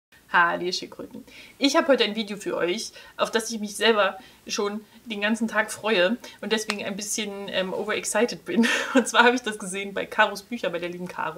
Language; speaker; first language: German; native; German